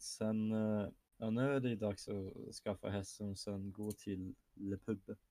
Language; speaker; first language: Swedish; non-native, fluent; German